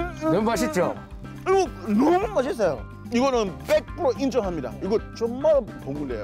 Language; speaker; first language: Korean; non-native, fluent; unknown